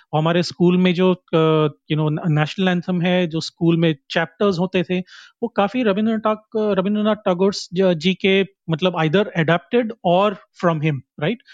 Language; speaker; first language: Hindi; non-native, local second language; Konkani